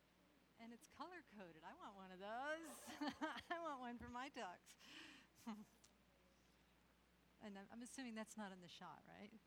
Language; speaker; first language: English; native; English